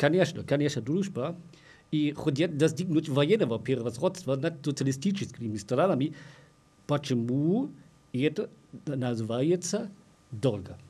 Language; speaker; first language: Russian; non-native, learner; German